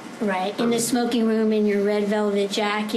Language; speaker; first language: English; native; English